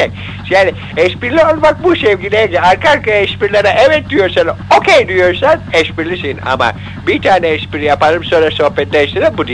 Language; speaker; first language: Turkish; native; Turkish